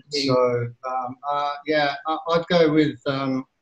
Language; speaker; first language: English; early bilingual, other home language; Hindi